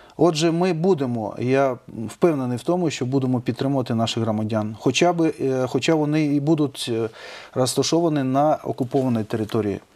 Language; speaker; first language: Ukrainian; non-native, local second language; Russian